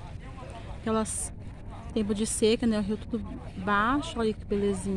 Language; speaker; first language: Portuguese; native; Portuguese